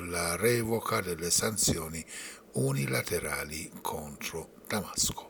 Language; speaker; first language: Italian; non-native, fluent; Persian